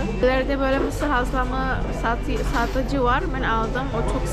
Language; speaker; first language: Turkish; non-native, learner; Indonesian